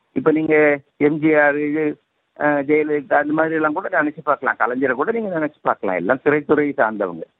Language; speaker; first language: Tamil; native; Tamil